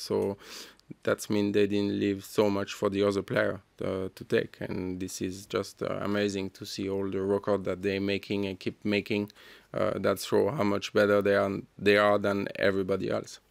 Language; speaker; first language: English; non-native, fluent; French